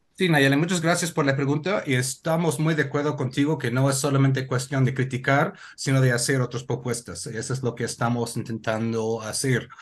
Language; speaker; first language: Spanish; non-native, fluent; English